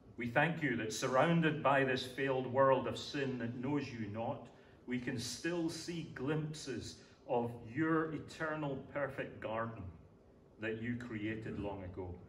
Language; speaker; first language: English; native; English